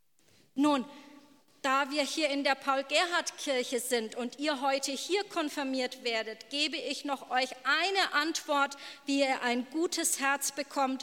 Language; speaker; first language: German; native; German